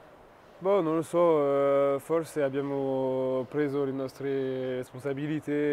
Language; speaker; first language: Italian; non-native, fluent; French